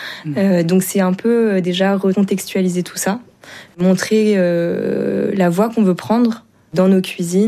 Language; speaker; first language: French; early bilingual, other home language; Chinese